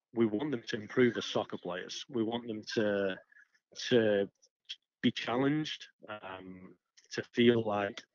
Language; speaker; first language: English; native; English